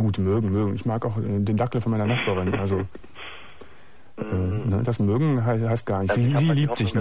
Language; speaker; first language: German; native; German